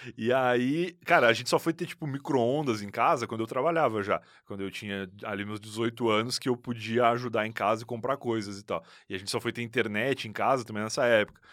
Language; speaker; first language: Portuguese; native; Portuguese